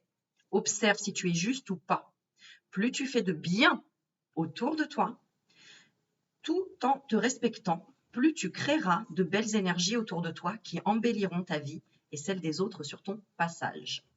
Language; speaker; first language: French; native; French